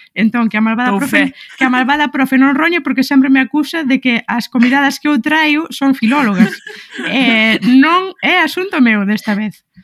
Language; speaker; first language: Galician; native; Galician